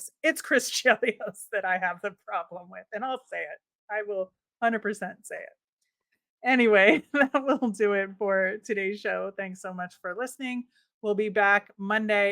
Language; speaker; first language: English; native; English